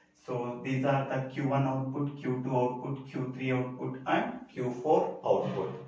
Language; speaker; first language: English; non-native, local second language; Telugu